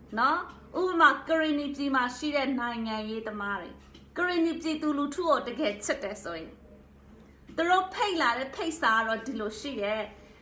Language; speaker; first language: Burmese; non-native, local second language; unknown